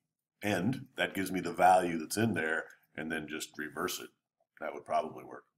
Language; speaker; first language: English; native; English